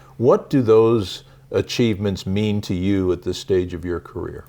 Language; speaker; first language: English; native; English